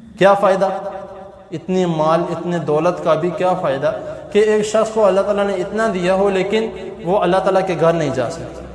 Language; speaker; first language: Urdu; non-native, local second language; Punjabi